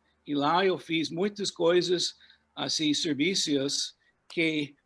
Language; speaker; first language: Portuguese; non-native, fluent; English